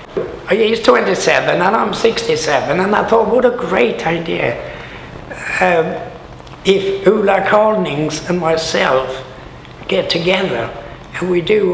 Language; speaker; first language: English; non-native, fluent; Swedish